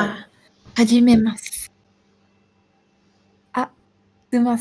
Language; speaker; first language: Japanese; non-native, learner; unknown